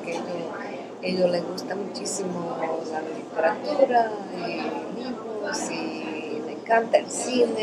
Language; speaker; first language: Spanish; early bilingual, other home language; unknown